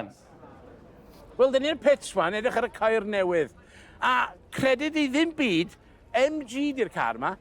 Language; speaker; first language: Welsh; native; Welsh